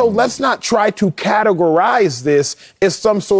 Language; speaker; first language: English; native; English